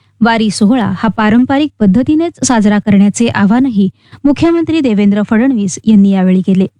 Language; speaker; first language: Marathi; native; Marathi